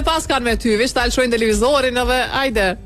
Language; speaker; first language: Albanian; native; Albanian